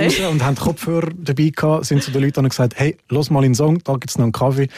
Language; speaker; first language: German; native; German